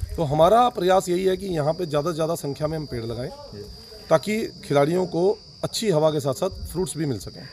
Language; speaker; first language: Hindi; native; Hindi